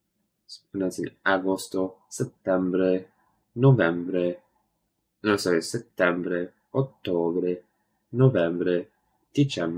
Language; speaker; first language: Italian; non-native, learner; English